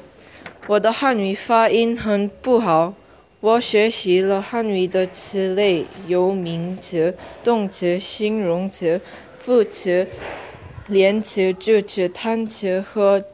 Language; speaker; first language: Chinese; non-native, learner; Korean